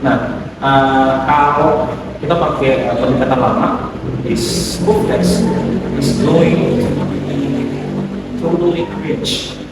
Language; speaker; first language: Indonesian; native; Indonesian